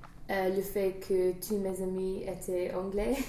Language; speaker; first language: French; non-native, learner; English